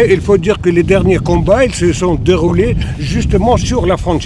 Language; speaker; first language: French; non-native, fluent; Russian